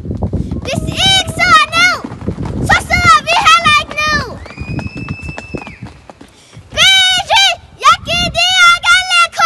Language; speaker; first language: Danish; non-native, learner; Kurdish